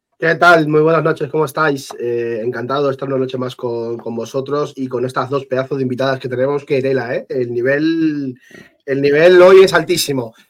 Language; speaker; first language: Spanish; native; Spanish